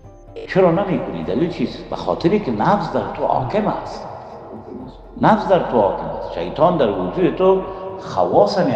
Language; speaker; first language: Persian; native; Persian